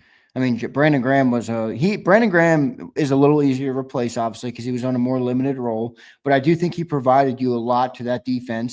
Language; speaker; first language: English; native; English